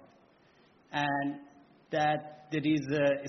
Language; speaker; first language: English; non-native, fluent; Persian